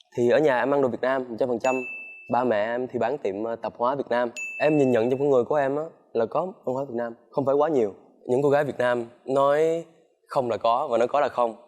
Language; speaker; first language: Vietnamese; early bilingual, heritage; Vietnamese